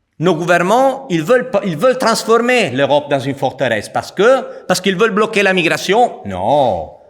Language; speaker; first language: French; non-native, fluent; Italian